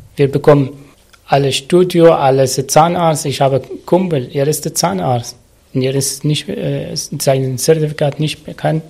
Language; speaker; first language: German; non-native, learner; Arabic